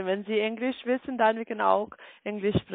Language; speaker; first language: German; non-native, learner; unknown